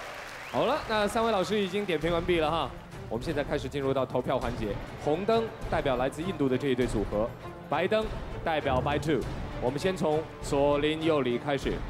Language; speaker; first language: Chinese; native; Chinese